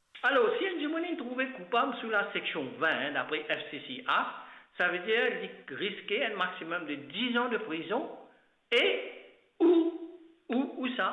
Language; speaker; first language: French; non-native, local second language; Morisyen